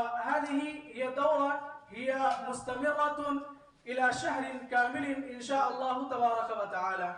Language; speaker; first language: Arabic; non-native, fluent; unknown